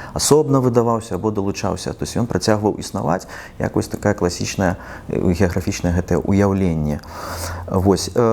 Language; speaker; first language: Belarusian; non-native, local second language; Russian